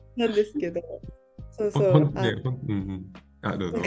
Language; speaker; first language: Japanese; native; Japanese